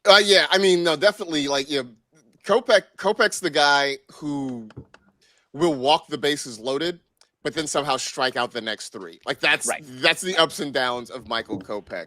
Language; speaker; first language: English; native; English